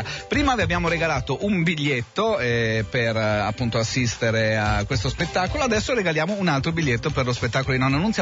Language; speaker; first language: Italian; native; Italian